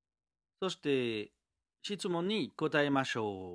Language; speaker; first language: Japanese; non-native, learner; French